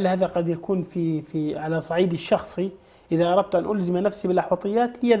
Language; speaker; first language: Arabic; native; Arabic